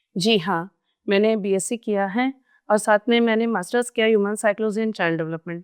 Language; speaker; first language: Hindi; native; Hindi